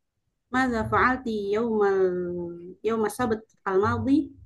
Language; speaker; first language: Arabic; non-native, learner; Indonesian